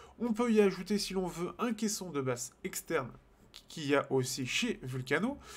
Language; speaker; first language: French; native; French